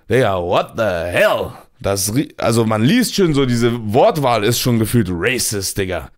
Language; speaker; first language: German; early bilingual, other home language; Turkish